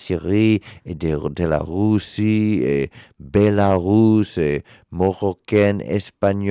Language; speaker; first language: French; non-native, learner; English